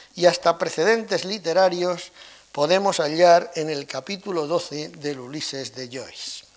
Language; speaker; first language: Spanish; native; Spanish